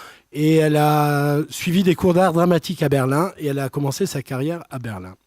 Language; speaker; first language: French; native; French